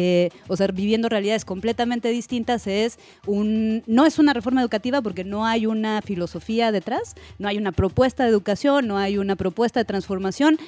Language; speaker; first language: Spanish; native; Spanish